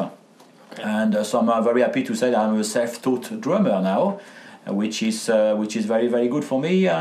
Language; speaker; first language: English; non-native, fluent; French